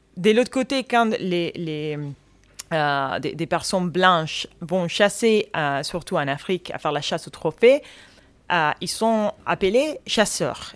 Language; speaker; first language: French; non-native, fluent; Spanish